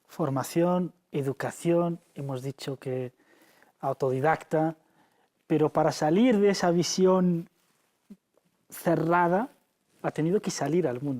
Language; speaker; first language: Spanish; native; Spanish